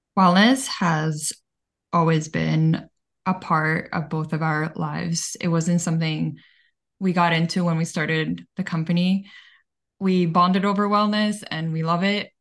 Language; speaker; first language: English; early bilingual, other home language; Bulgarian